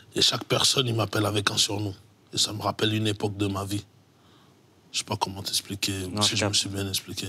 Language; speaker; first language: French; native; French